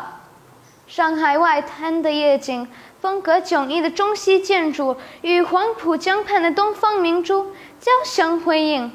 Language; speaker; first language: Chinese; early bilingual, other home language; Urdu